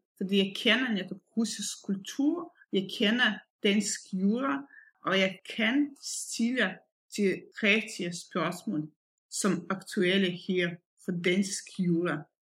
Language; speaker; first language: Danish; non-native, fluent; Russian